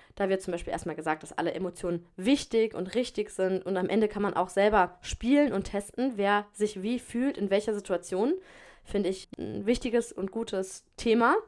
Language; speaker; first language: German; native; German